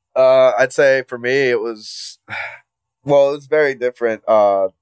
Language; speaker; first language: English; non-native, fluent; Spanish